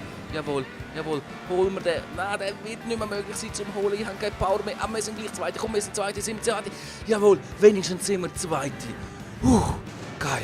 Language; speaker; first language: German; native; German